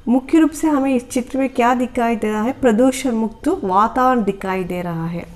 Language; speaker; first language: Hindi; non-native, local second language; Telugu